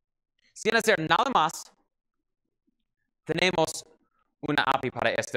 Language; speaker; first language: Spanish; non-native, learner; English